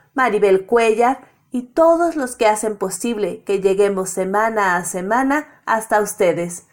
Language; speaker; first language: Spanish; native; Spanish